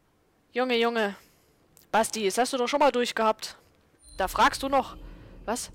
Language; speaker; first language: German; native; German